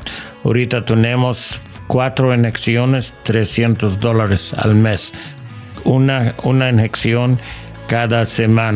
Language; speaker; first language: Spanish; non-native, learner; English